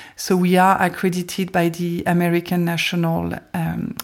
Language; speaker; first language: English; non-native, fluent; French